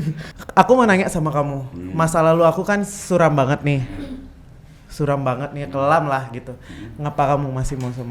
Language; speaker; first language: Indonesian; native; Indonesian